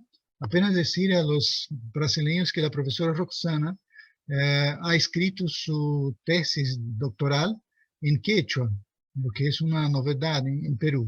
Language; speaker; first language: Spanish; non-native, fluent; Portuguese